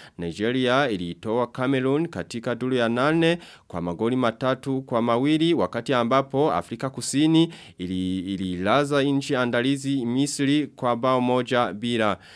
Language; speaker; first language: Swahili; non-native, local second language; Rundi